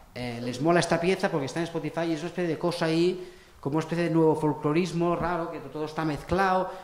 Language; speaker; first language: Spanish; non-native, local second language; Catalan